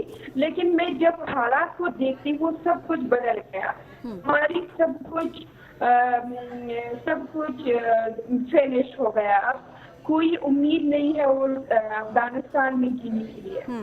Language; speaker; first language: Hindi; non-native, fluent; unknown